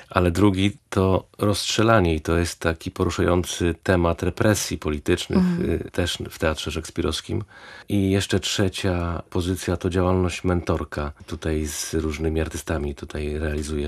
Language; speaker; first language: Polish; native; Polish